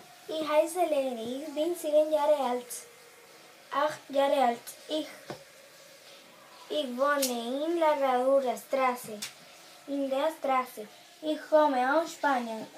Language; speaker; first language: German; non-native, learner; Spanish